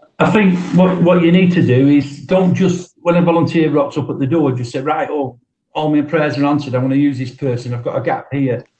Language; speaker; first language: English; native; English